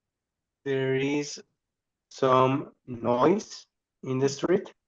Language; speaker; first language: English; non-native, learner; Spanish